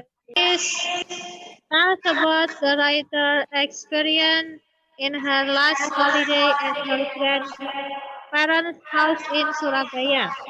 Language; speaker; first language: English; non-native, learner; Indonesian